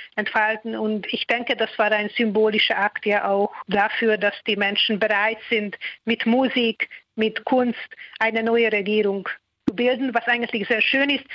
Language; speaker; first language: German; non-native, fluent; Hungarian